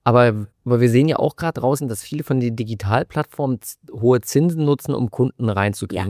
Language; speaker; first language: German; native; German